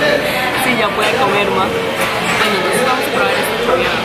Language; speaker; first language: Spanish; early bilingual, other home language; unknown